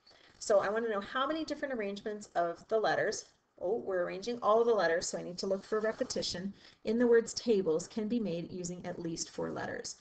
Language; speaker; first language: English; native; English